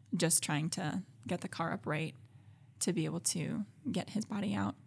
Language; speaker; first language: English; native; English